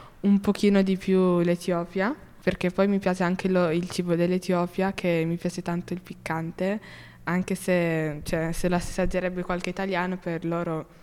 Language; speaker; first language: Italian; early bilingual, other home language; Amharic